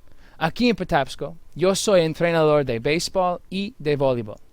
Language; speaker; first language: Spanish; non-native, fluent; English